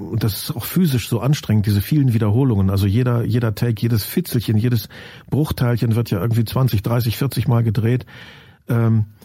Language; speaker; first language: German; native; German